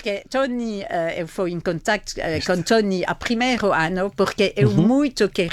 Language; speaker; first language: Portuguese; non-native, fluent; French